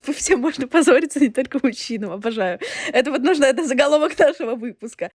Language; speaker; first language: Russian; native; Russian